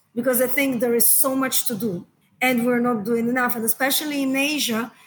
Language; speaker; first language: English; non-native, fluent; Hebrew